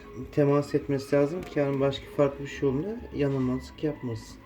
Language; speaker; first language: Turkish; native; Turkish